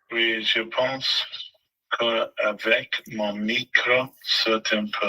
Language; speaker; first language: French; non-native, learner; English